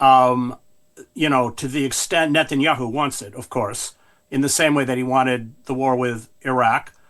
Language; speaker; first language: English; native; English